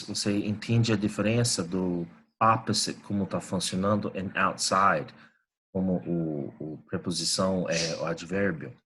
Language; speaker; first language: Portuguese; non-native, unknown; English